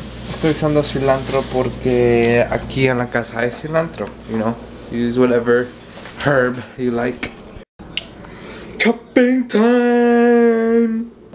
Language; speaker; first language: Spanish; early bilingual, heritage; Spanish